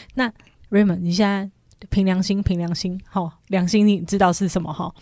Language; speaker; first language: Chinese; native; Chinese